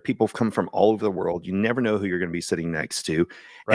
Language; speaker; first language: English; native; English